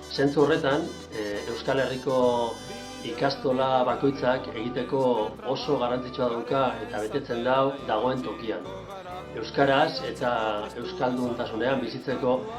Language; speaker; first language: Basque; native; Basque